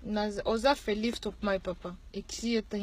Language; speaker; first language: Dutch; early bilingual, other home language; Lingala